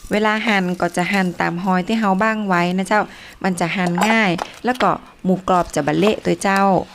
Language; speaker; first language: Thai; native; Thai